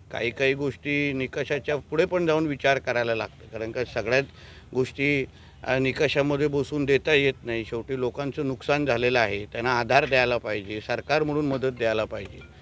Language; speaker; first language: Marathi; native; Marathi